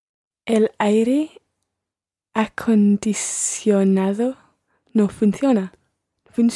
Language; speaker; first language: Spanish; non-native, learner; English